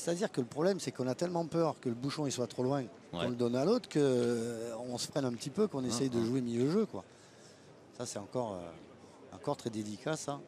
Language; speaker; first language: French; native; French